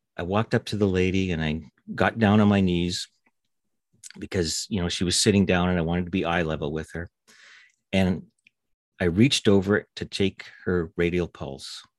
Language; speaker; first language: English; native; English